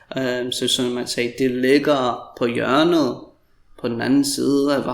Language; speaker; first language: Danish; non-native, fluent; English